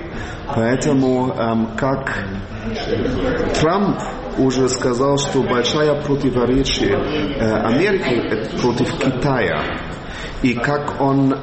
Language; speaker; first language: Russian; non-native, fluent; German